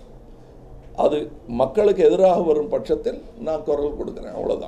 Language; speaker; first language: Tamil; native; Tamil